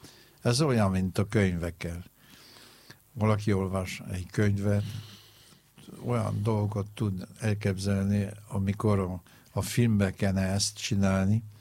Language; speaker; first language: Hungarian; non-native, learner; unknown